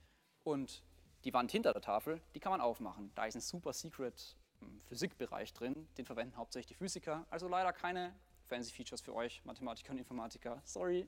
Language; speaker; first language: German; native; German